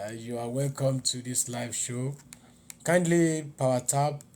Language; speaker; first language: English; non-native, local second language; Yoruba